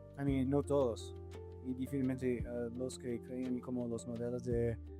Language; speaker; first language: Spanish; non-native, fluent; English